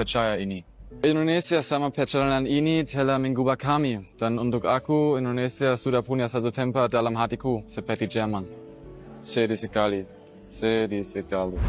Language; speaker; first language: Indonesian; non-native, learner; German